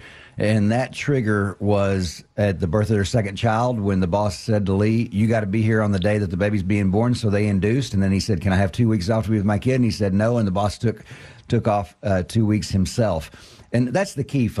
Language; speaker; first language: English; native; English